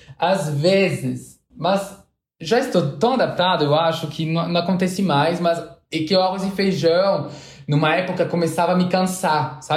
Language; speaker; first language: Portuguese; non-native, fluent; French